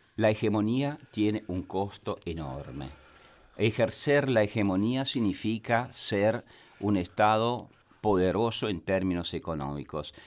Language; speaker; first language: Spanish; non-native, fluent; Italian